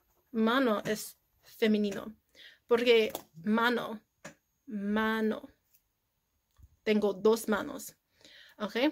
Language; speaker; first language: Spanish; non-native, learner; English